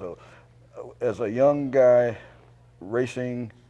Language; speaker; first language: English; native; English